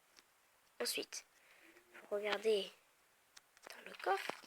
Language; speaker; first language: French; native; French